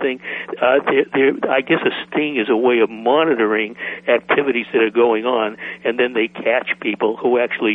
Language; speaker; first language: English; native; English